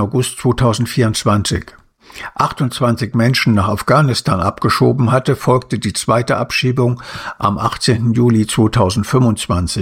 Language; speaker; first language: German; native; German